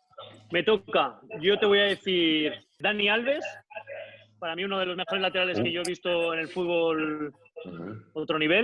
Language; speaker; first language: Spanish; native; Spanish